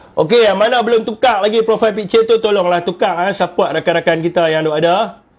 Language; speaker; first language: Malay; native; Malay